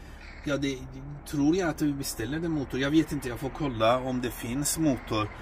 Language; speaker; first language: Swedish; non-native, fluent; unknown